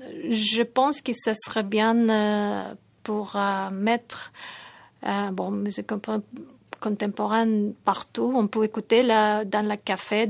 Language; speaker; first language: French; non-native, fluent; Tajik